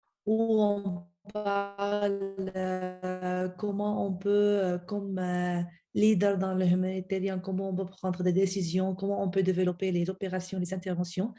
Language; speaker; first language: French; non-native, fluent; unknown